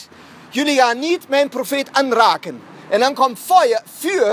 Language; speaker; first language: Dutch; non-native, fluent; German